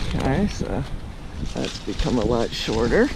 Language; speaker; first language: English; native; English